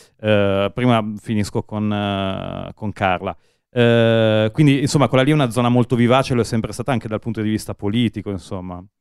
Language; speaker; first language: Italian; native; Italian